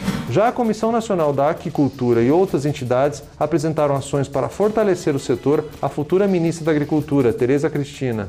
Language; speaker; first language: Portuguese; native; Portuguese